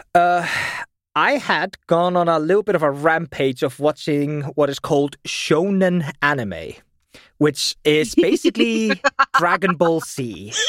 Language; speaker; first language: English; non-native, fluent; German